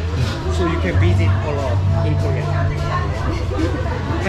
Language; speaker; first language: English; non-native, learner; Korean